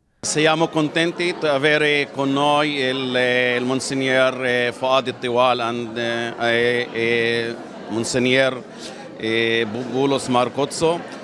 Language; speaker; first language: Italian; non-native, learner; Arabic